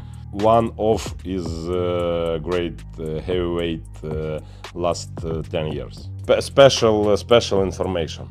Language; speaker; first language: English; non-native, learner; Ukrainian